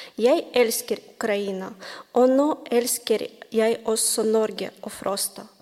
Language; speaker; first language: Norwegian; non-native, learner; Ukrainian